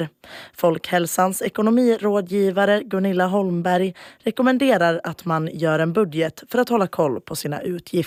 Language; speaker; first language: Swedish; native; Swedish